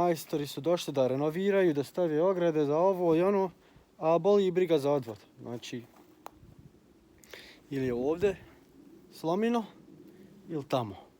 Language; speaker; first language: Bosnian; early bilingual, heritage; Croatian